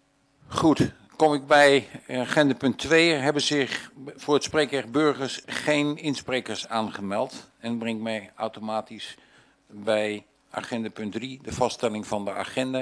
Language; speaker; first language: Dutch; native; Dutch